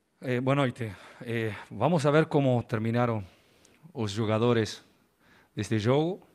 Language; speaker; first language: Portuguese; non-native, learner; Spanish